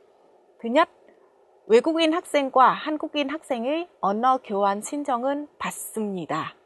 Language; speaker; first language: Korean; non-native, fluent; Vietnamese